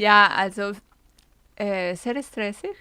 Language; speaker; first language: German; non-native, fluent; Spanish